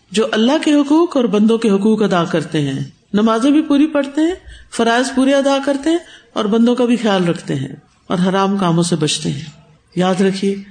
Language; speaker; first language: Urdu; non-native, local second language; Punjabi